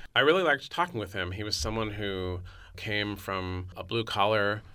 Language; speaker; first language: English; native; English